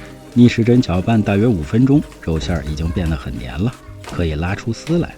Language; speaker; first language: Chinese; native; Chinese